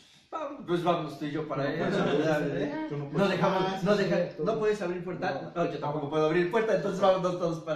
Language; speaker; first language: Spanish; native; Spanish